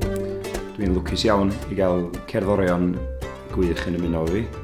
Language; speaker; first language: Welsh; native; Welsh